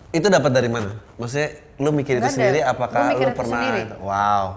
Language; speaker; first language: Indonesian; native; Indonesian